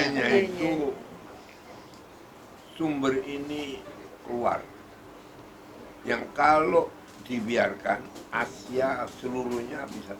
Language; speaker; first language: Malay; non-native, local second language; Javanese